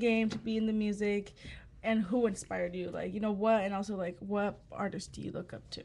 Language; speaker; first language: English; early bilingual, other home language; Spanish